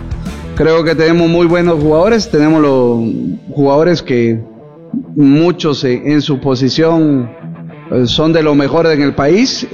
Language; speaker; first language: Spanish; native; Spanish